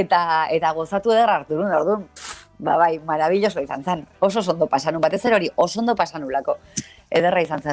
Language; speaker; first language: Basque; native; Basque